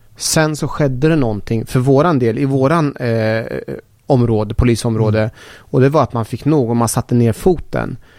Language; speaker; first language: Swedish; early bilingual, other home language; Persian